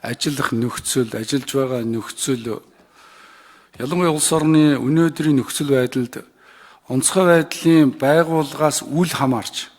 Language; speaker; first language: Mongolian; native; Mongolian